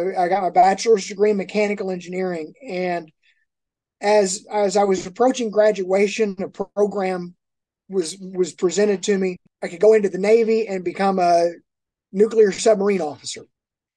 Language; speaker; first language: English; native; English